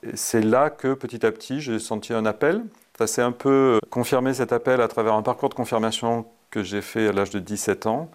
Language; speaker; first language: French; native; French